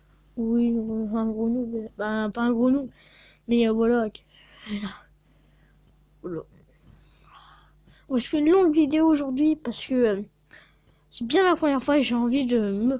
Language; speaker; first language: French; native; French